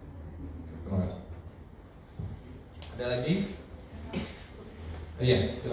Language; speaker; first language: Indonesian; native; Indonesian